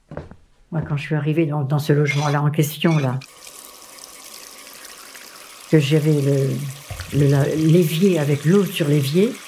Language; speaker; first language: French; native; French